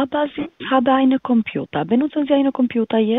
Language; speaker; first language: German; non-native, learner; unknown